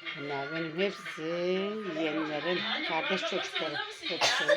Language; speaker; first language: Turkish; native; Turkish